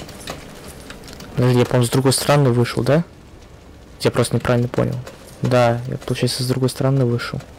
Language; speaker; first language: Russian; native; Russian